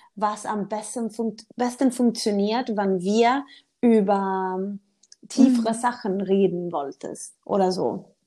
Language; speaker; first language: German; non-native, learner; Swedish